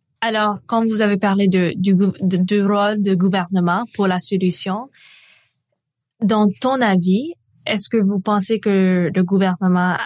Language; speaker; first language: French; non-native, local second language; English